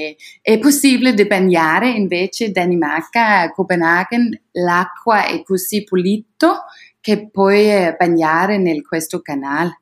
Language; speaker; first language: Italian; non-native, learner; Danish